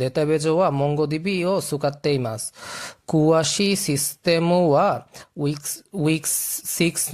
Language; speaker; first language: Japanese; non-native, learner; Bangla